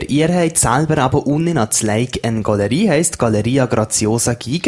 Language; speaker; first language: German; native; German